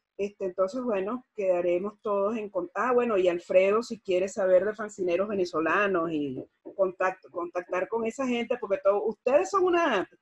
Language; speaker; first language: Spanish; native; Spanish